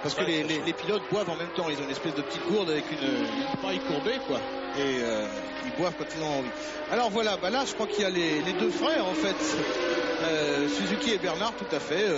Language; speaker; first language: French; native; French